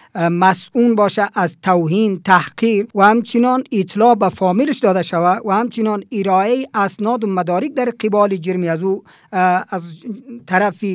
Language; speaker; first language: Persian; native; Persian